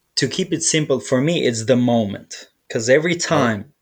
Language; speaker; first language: English; native; English